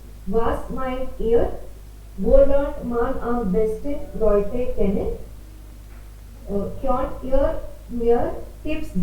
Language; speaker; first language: German; non-native, learner; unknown